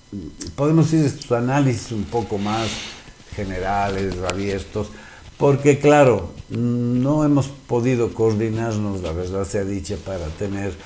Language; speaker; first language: Spanish; native; Spanish